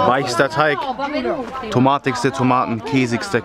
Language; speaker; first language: German; native; German